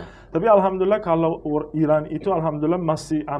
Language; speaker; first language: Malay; non-native, fluent; Persian